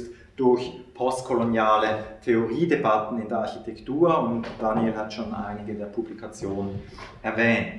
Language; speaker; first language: German; native; German